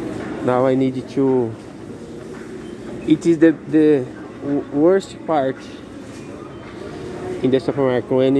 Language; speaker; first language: English; non-native, learner; Portuguese